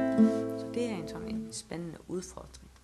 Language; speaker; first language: Danish; non-native, local second language; Faroese